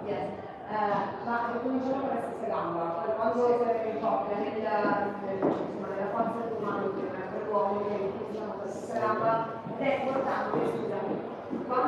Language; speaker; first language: Italian; native; Italian